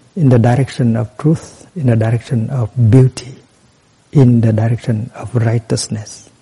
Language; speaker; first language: English; non-native, fluent; Vietnamese